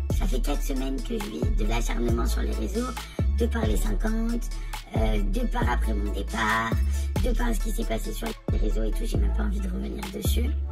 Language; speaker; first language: French; native; French